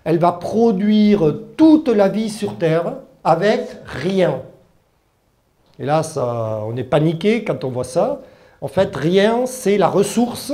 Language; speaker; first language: French; early bilingual, other home language; German